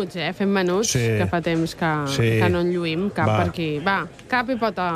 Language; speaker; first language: Catalan; native; Catalan